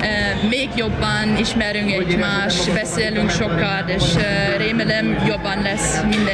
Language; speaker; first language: Hungarian; non-native, learner; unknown